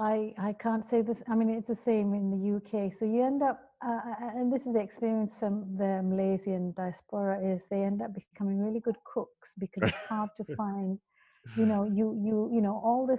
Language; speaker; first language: English; native; English